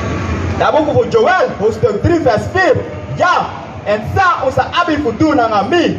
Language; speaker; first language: Dutch; non-native, local second language; Sranan Tongo